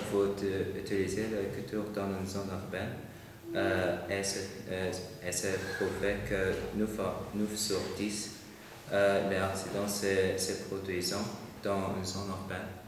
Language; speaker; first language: French; non-native, learner; Dutch